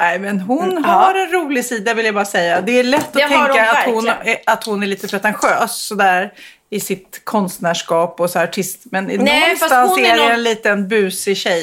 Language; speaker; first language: Swedish; native; Swedish